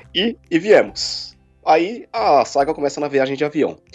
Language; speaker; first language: Portuguese; native; Portuguese